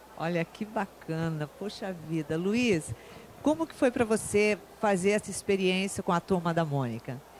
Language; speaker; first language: Portuguese; native; Portuguese